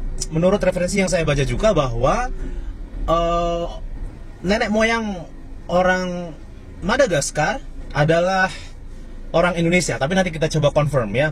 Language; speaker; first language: Indonesian; native; Indonesian